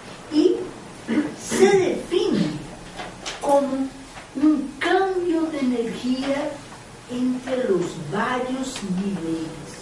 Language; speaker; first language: Spanish; non-native, fluent; Portuguese